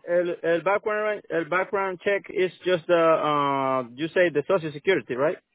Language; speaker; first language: English; non-native, learner; Spanish